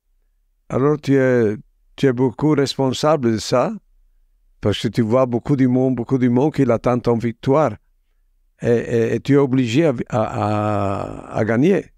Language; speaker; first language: French; non-native, fluent; Italian